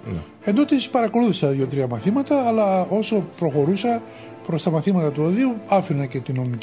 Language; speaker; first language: Greek; native; Greek